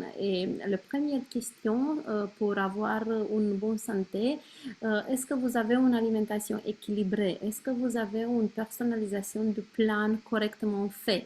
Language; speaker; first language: French; non-native, learner; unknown